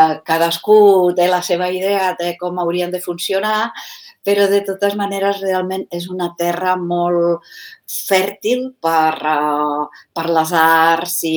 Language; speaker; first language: Catalan; non-native, fluent; Czech